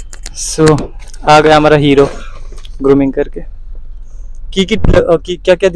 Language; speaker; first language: Hindi; non-native, local second language; Assamese